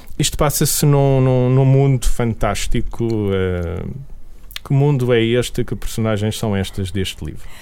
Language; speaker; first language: Portuguese; native; Portuguese